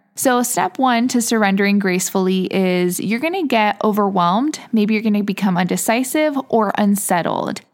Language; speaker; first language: English; native; English